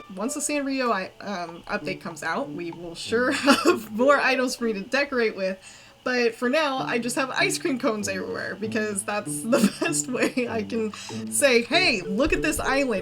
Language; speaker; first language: English; native; English